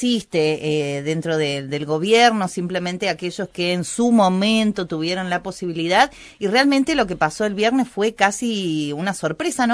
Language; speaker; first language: Spanish; native; Spanish